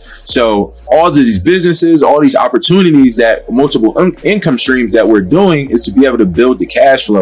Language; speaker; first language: English; native; English